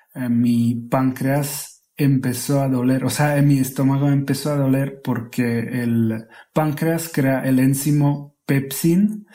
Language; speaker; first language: Spanish; non-native, fluent; Slovak